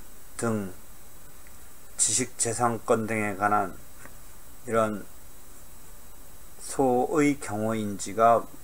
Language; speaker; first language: Korean; native; Korean